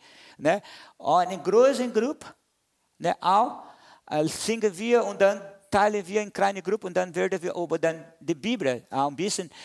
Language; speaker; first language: German; non-native, learner; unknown